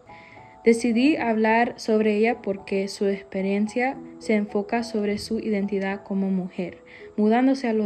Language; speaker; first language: Spanish; early bilingual, heritage; Spanish